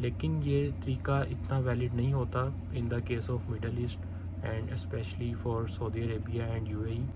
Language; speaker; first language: Urdu; native; Urdu